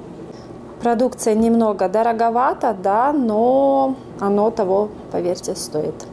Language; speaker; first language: Russian; native; Russian